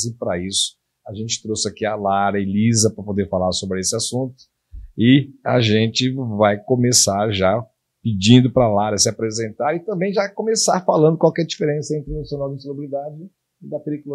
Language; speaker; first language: Portuguese; native; Portuguese